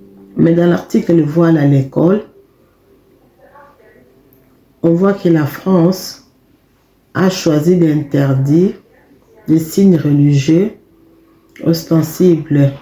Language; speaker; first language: French; non-native, fluent; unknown